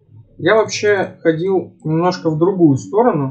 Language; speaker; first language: Russian; native; Russian